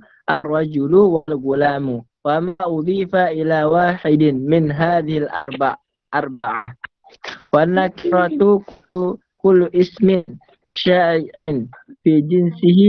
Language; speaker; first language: Arabic; non-native, learner; Indonesian